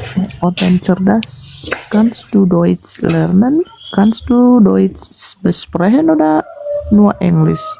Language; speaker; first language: German; non-native, learner; Indonesian